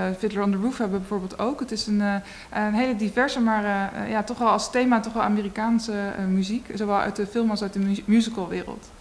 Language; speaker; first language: Dutch; native; Dutch